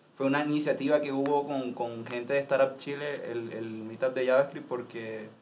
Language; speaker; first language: Spanish; native; Spanish